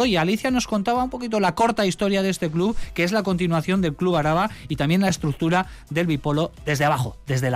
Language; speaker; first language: Spanish; native; Spanish